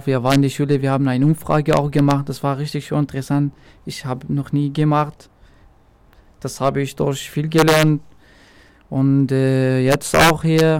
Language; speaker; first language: German; non-native, local second language; Arabic